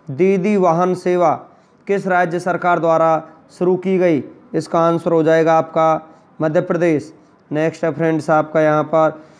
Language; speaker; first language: Hindi; native; Hindi